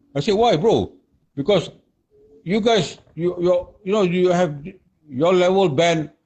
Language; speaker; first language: English; non-native, local second language; Malay